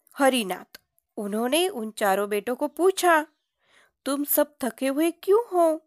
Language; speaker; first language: Hindi; non-native, local second language; Marathi